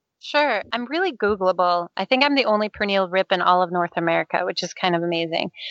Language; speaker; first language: English; non-native, fluent; Danish